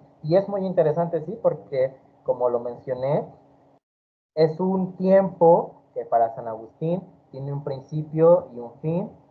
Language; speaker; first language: Spanish; native; Spanish